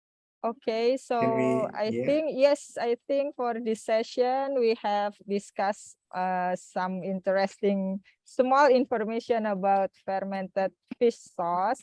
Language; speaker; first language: English; non-native, fluent; Indonesian